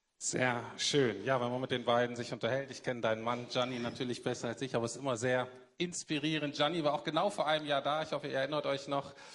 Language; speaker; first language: German; native; German